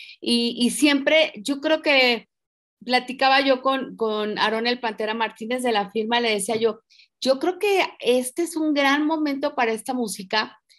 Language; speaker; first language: Spanish; native; Spanish